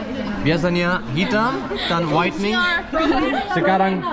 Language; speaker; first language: Indonesian; non-native, learner; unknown